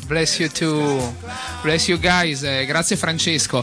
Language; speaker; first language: English; non-native, learner; Italian